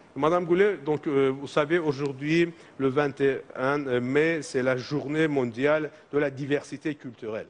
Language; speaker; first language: French; non-native, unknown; Azerbaijani